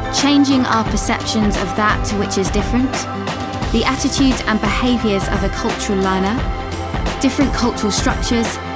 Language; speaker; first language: English; native; English